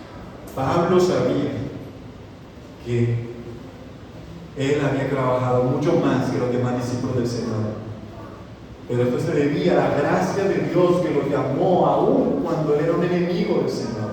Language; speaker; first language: Spanish; native; Spanish